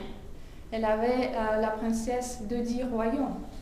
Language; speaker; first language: French; non-native, fluent; Russian